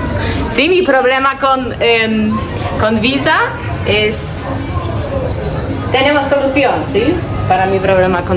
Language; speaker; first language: Spanish; non-native, learner; Polish